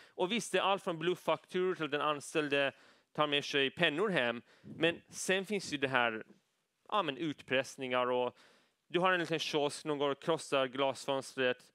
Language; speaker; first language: Swedish; early bilingual, other home language; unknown